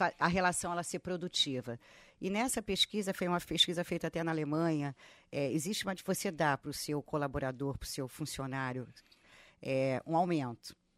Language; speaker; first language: Portuguese; native; Portuguese